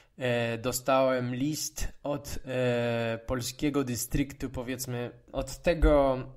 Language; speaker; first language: Polish; non-native, fluent; Spanish